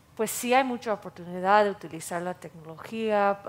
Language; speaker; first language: Spanish; non-native, fluent; English